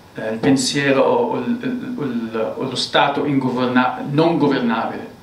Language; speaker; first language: Italian; non-native, learner; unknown